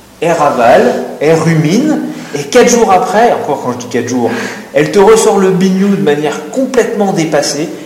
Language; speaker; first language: French; native; French